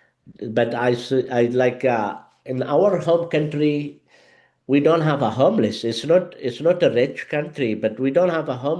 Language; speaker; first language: English; non-native, learner; Arabic